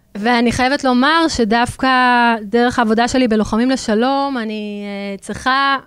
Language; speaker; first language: Hebrew; native; Hebrew